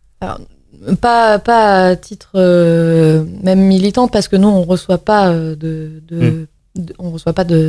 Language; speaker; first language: French; native; French